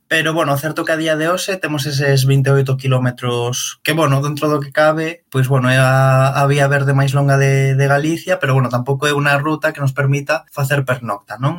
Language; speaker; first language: Galician; non-native, local second language; Spanish